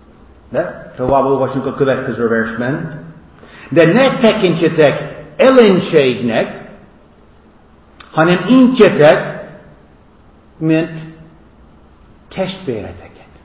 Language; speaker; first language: Hungarian; non-native, fluent; English